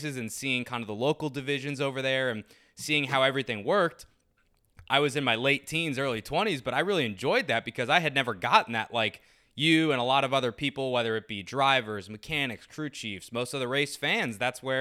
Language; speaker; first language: English; native; English